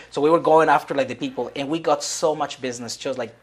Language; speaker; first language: English; non-native, fluent; Spanish